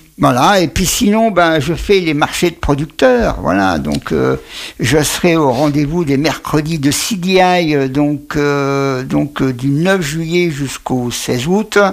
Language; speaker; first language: French; native; French